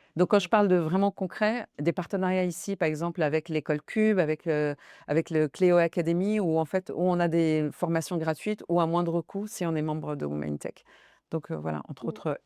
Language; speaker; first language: French; early bilingual, other home language; Arabic